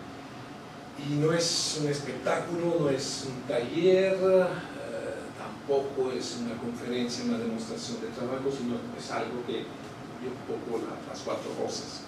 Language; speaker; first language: Spanish; non-native, fluent; Italian